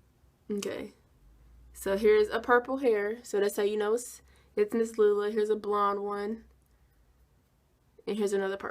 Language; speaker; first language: English; native; English